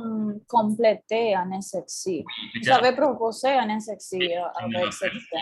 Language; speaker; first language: French; non-native, fluent; Spanish